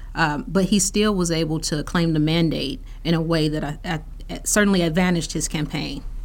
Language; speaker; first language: English; native; English